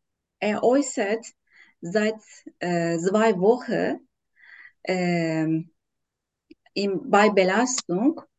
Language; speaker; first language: German; non-native, learner; Turkish